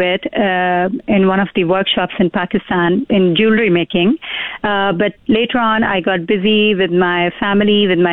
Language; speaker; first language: English; non-native, local second language; Urdu